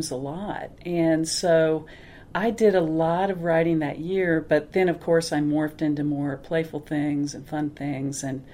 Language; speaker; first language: English; native; English